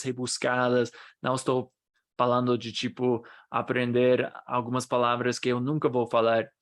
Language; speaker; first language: Portuguese; non-native, fluent; English